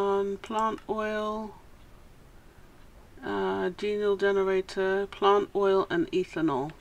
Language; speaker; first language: English; native; English